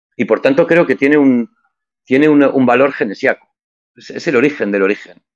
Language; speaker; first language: Spanish; native; Spanish